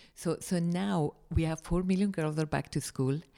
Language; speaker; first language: English; non-native, fluent; Persian